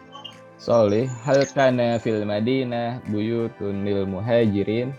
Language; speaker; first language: Arabic; non-native, learner; Indonesian